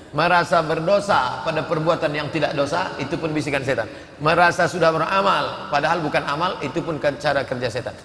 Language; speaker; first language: Indonesian; native; Indonesian